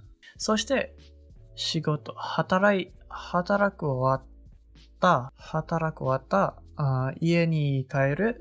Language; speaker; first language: Japanese; non-native, learner; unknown